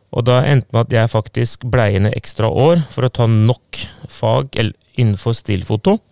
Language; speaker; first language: Norwegian; non-native, fluent; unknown